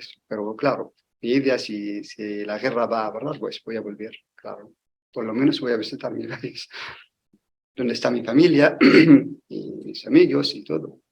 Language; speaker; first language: Spanish; non-native, learner; Arabic